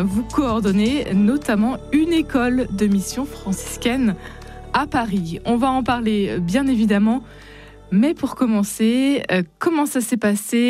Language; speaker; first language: French; native; French